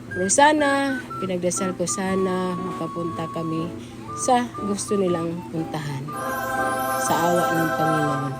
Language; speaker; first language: Filipino; non-native, local second language; Cebuano